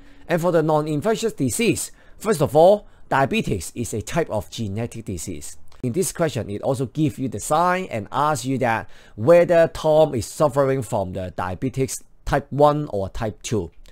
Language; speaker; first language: English; non-native, local second language; Cantonese